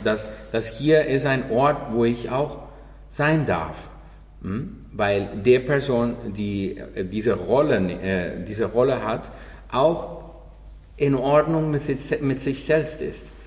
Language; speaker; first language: German; non-native, fluent; Spanish